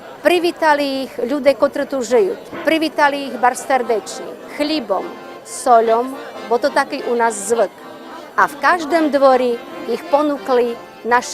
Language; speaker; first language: Slovak; non-native, local second language; Rusyn